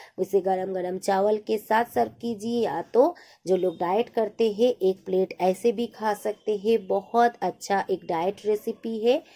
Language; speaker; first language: Hindi; non-native, local second language; Bangla